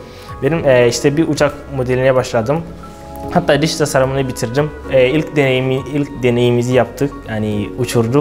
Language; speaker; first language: Turkish; non-native, fluent; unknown